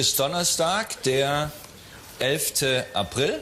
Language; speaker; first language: German; native; German